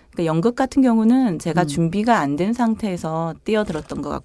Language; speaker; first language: Korean; native; Korean